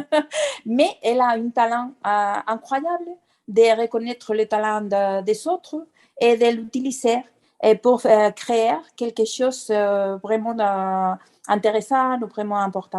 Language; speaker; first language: French; non-native, fluent; Spanish